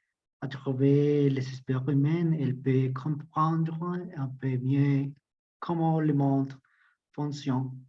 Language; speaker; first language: French; non-native, learner; Spanish